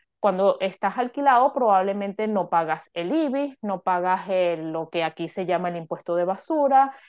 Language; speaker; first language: Spanish; native; Spanish